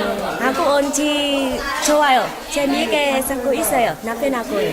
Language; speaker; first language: Korean; non-native, learner; Vietnamese